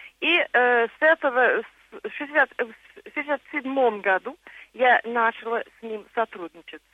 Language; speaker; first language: Russian; non-native, fluent; English